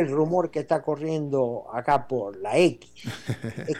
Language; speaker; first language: Spanish; native; Spanish